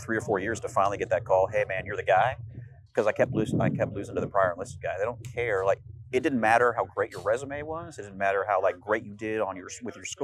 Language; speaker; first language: English; native; English